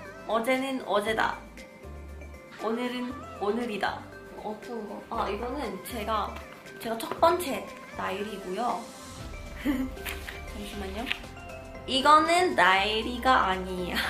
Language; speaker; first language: Korean; non-native, fluent; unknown